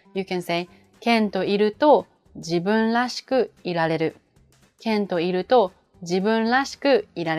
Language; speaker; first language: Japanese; native; Japanese